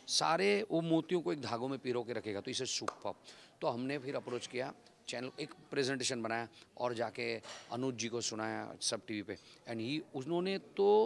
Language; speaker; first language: Hindi; non-native, local second language; Gujarati